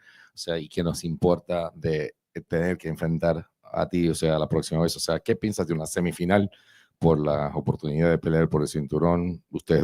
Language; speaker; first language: Spanish; native; Spanish